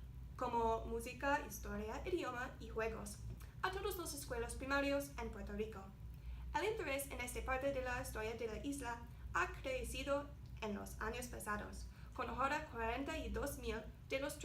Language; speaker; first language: Spanish; non-native, learner; English